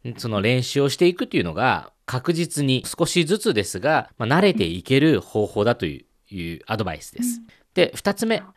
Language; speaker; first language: Japanese; non-native, fluent; Chinese